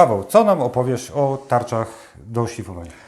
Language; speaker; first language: Polish; native; Polish